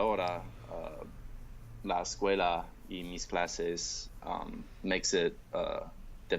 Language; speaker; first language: Spanish; non-native, learner; English